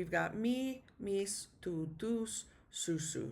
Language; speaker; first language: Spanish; non-native, fluent; English